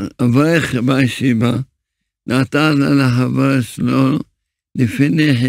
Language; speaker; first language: Hebrew; early bilingual, other home language; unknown